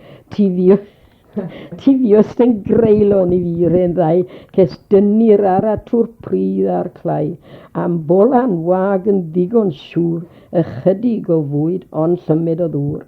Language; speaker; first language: Welsh; native; Welsh